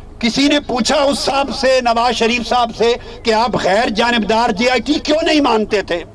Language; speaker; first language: Urdu; non-native, local second language; Punjabi